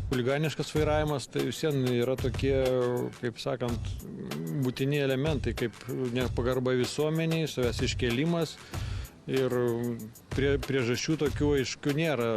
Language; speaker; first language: Lithuanian; native; Lithuanian